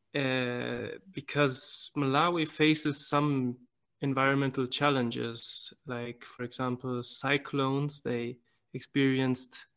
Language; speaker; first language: English; non-native, fluent; German